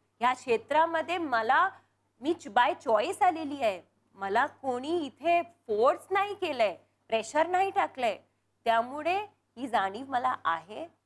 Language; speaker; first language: Marathi; non-native, local second language; Punjabi